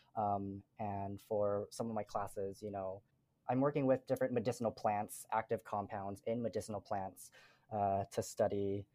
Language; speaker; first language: English; native; English